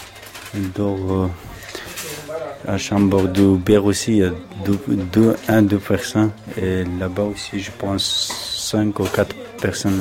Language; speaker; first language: French; non-native, learner; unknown